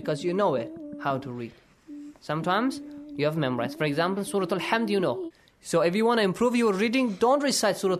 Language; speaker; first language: English; non-native, fluent; Persian